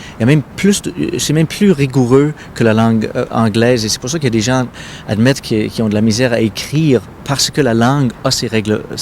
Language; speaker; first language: French; non-native, local second language; English